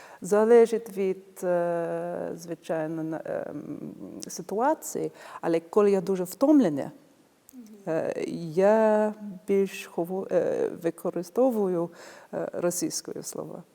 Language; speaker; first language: Ukrainian; non-native, fluent; English